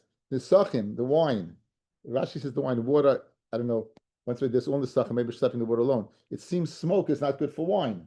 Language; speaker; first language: English; native; English